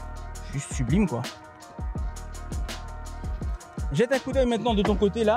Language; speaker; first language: French; native; French